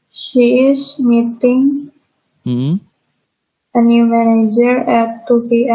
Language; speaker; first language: English; non-native, learner; Indonesian